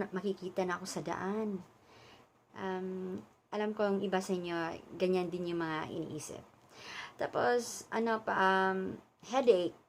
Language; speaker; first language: Filipino; non-native, local second language; Cebuano